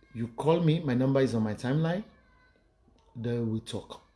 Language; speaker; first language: English; non-native, local second language; Yoruba